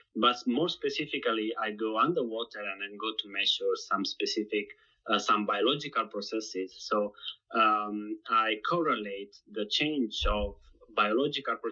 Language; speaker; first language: English; non-native, fluent; Italian